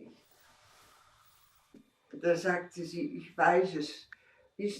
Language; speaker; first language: German; non-native, fluent; Czech